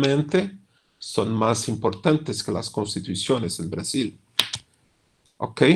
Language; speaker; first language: Spanish; non-native, fluent; Portuguese